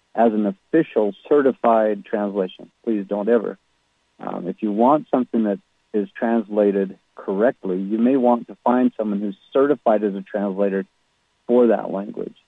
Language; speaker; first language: English; native; English